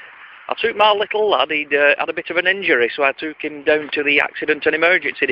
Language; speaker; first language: English; native; English